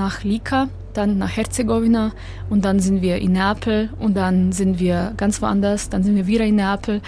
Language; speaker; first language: German; non-native, fluent; Croatian